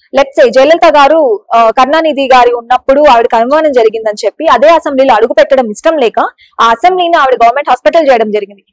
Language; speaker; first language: Telugu; native; Telugu